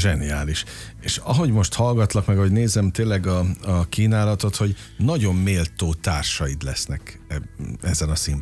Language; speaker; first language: Hungarian; native; Hungarian